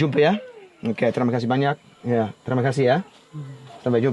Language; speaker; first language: Indonesian; non-native, local second language; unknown